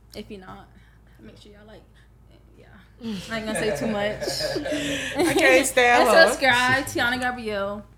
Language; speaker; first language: English; early bilingual, other home language; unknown